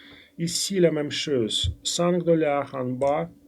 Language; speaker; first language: French; non-native, fluent; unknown